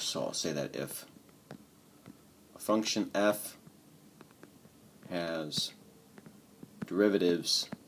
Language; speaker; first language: English; native; English